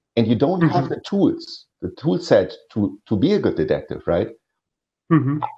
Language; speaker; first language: English; non-native, fluent; German